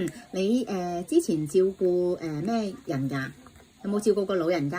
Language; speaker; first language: Cantonese; native; Cantonese